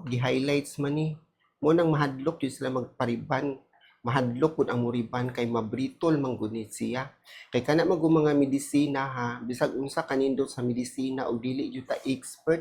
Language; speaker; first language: Cebuano; native; Cebuano